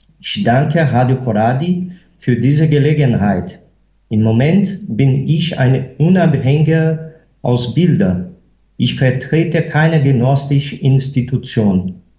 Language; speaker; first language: German; non-native, fluent; Portuguese